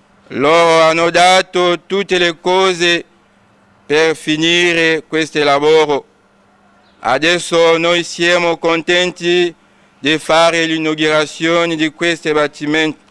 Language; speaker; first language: Italian; non-native, learner; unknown